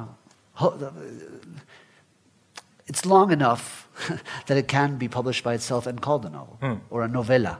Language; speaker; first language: English; early bilingual, other home language; Spanish